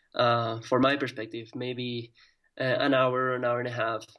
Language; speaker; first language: English; non-native, fluent; Spanish